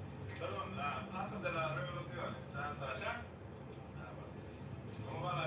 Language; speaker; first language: Spanish; non-native, fluent; English